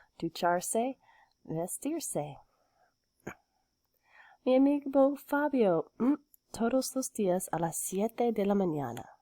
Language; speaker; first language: Spanish; non-native, fluent; English